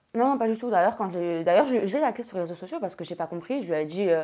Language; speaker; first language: French; native; French